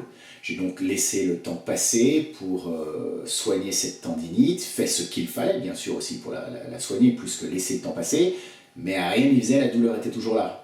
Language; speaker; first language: French; native; French